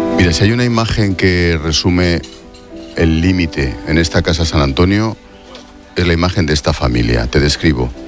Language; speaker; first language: Spanish; native; Spanish